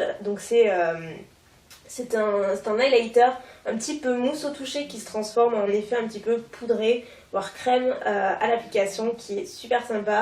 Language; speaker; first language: French; native; French